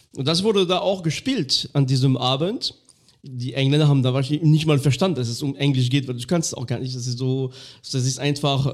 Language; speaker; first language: German; non-native, fluent; French